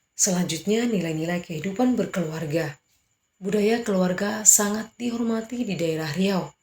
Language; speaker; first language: Indonesian; native; Indonesian